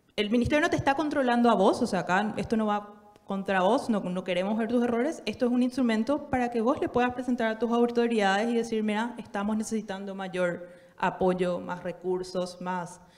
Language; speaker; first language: Spanish; native; Spanish